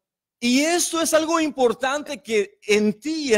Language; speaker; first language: Spanish; native; Spanish